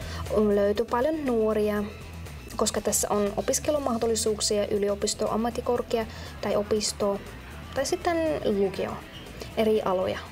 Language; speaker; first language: Finnish; non-native, fluent; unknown